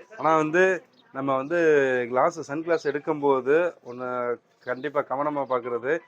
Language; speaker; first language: Tamil; native; Tamil